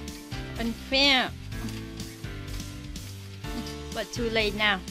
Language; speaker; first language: English; non-native, learner; Vietnamese